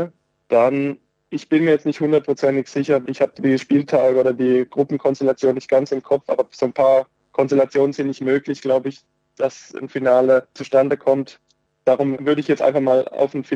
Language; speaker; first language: German; native; German